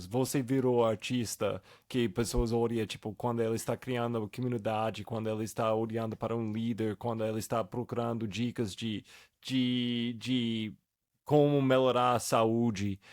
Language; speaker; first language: Portuguese; non-native, fluent; English